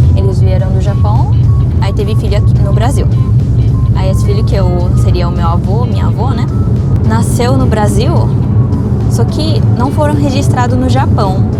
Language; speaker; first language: Portuguese; early bilingual, other home language; Japanese